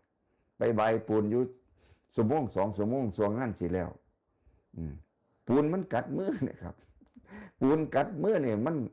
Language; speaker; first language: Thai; non-native, local second language; Northeastern Thai